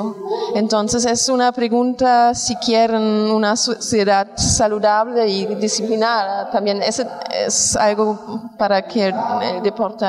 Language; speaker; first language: Spanish; non-native, fluent; German